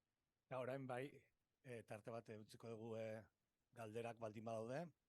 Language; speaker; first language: Basque; native; Basque